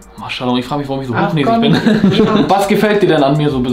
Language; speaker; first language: German; native; German